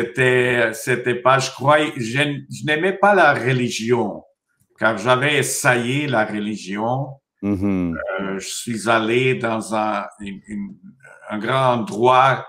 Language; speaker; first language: French; non-native, fluent; Portuguese